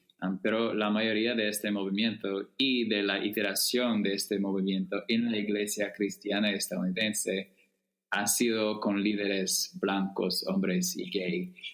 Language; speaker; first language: Spanish; non-native, fluent; English